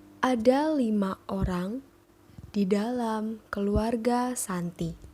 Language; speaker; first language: Indonesian; native; Indonesian